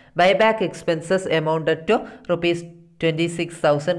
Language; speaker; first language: English; non-native, local second language; Malayalam